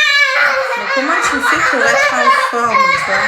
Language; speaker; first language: French; native; French